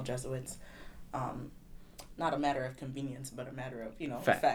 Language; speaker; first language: English; non-native, local second language; Kinyarwanda